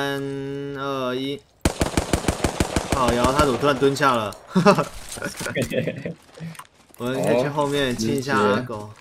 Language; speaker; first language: Chinese; native; Chinese